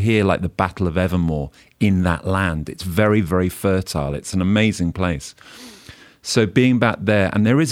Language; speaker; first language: English; native; English